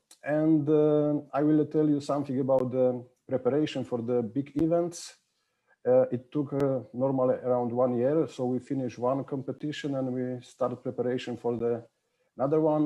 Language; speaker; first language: English; non-native, fluent; Polish